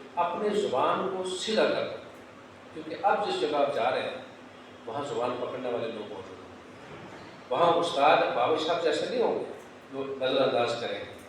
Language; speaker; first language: Urdu; native; Urdu